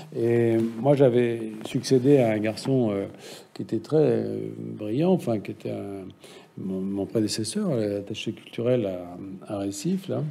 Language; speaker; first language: French; native; French